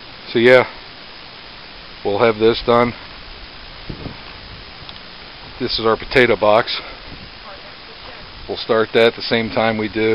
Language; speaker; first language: English; native; English